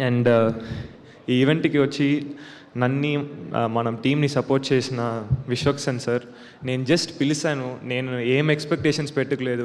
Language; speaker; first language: Telugu; non-native, learner; Tamil